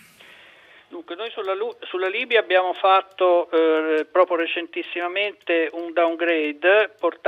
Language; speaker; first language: Italian; native; Italian